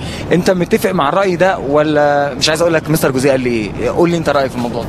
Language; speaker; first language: Arabic; native; Arabic